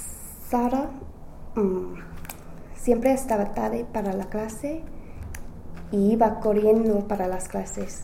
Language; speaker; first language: Spanish; non-native, learner; English